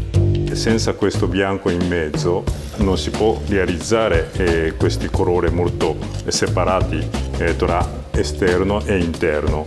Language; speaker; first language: Italian; non-native, fluent; Japanese